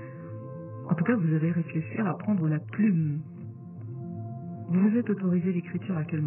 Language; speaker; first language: French; native; French